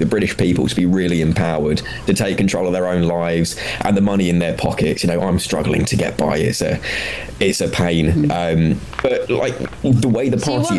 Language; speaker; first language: English; native; English